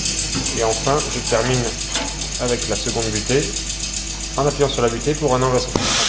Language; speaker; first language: French; native; French